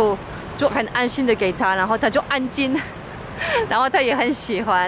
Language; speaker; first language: Chinese; non-native, fluent; French